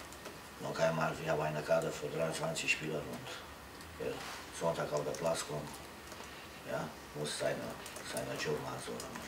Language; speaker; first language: German; non-native, learner; Romanian